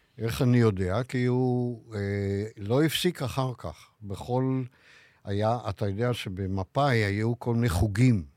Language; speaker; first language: Hebrew; native; Hebrew